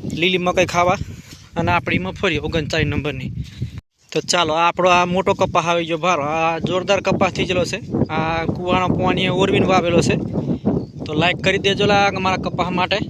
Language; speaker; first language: Gujarati; non-native, local second language; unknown